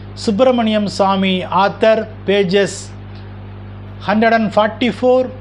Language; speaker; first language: English; non-native, local second language; Tamil